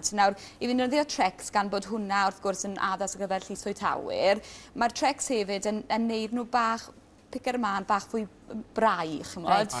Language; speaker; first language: Welsh; native; Welsh